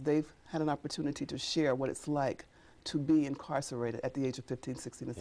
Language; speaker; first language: English; native; English